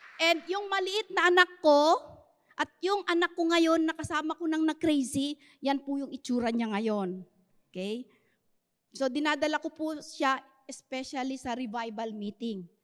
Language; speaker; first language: Filipino; native; Filipino